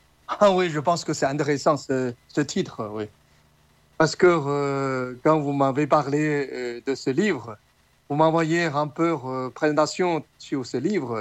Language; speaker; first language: French; non-native, fluent; Chinese